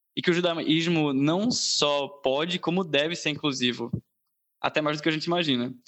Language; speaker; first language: Portuguese; native; Portuguese